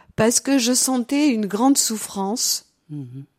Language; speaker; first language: French; early bilingual, other home language; Portuguese